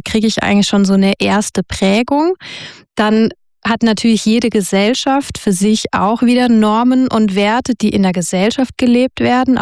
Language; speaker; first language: German; native; German